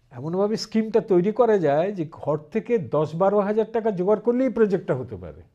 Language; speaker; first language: Bangla; early bilingual, heritage; Bangla